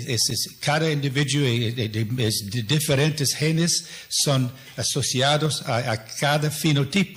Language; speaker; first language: Spanish; non-native, fluent; English